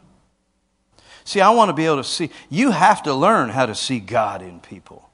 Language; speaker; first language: English; native; English